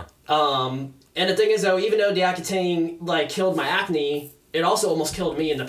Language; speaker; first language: English; native; English